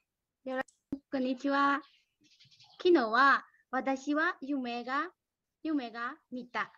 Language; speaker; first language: Japanese; non-native, learner; Burmese